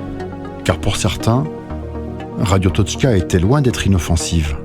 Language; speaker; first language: French; native; French